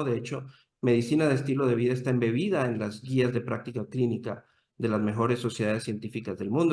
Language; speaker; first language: Spanish; native; Spanish